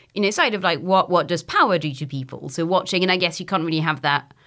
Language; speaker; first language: English; non-native, fluent; French